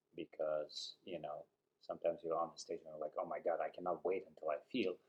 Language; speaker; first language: English; non-native, fluent; Uzbek